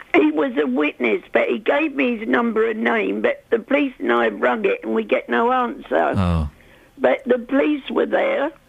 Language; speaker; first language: English; native; English